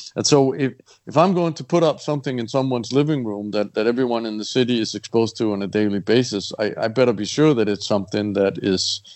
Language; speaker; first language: English; non-native, fluent; Danish